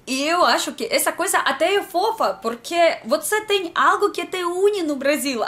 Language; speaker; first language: Portuguese; non-native, learner; Russian